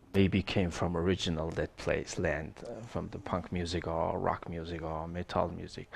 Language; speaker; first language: English; non-native, learner; Mongolian